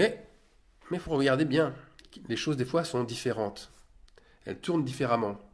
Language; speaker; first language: French; native; French